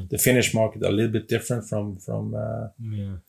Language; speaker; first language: English; non-native, fluent; Swedish